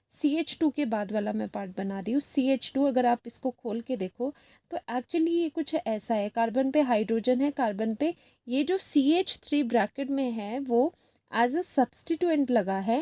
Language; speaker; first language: Hindi; native; Hindi